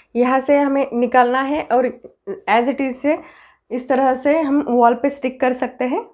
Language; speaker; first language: Hindi; non-native, local second language; Marathi